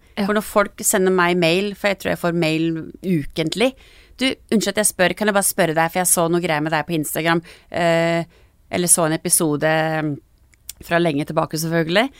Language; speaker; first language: Norwegian; early bilingual, other home language; English